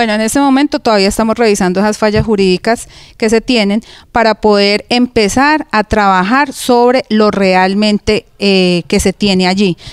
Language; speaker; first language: Spanish; native; Spanish